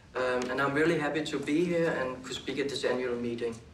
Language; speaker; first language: English; non-native, fluent; Danish